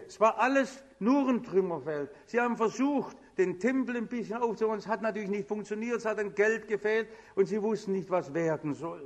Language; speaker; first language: German; native; German